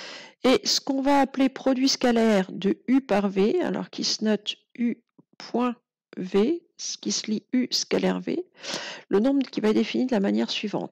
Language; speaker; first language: French; native; French